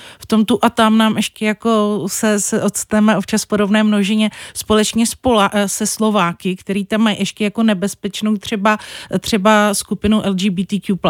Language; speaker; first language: Czech; native; Czech